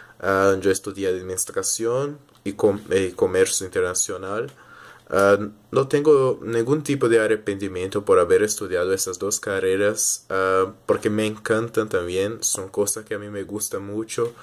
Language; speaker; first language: Spanish; early bilingual, heritage; Portuguese